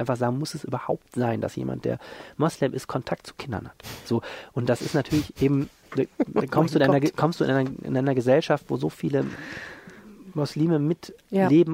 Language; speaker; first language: German; native; German